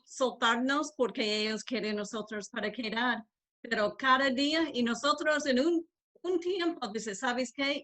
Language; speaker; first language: Spanish; non-native, learner; English